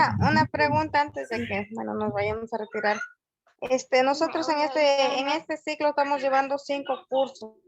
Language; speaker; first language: Spanish; native; Spanish